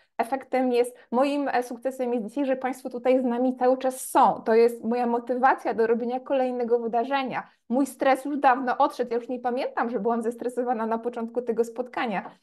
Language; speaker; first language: Polish; native; Polish